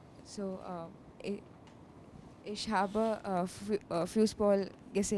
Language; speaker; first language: German; non-native, learner; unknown